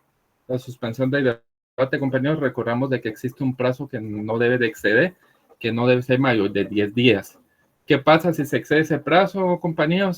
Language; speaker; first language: Spanish; native; Spanish